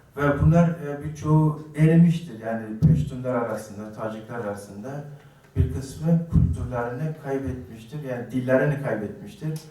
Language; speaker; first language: Turkish; non-native, fluent; Uzbek